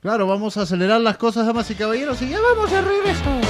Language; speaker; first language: Spanish; native; Spanish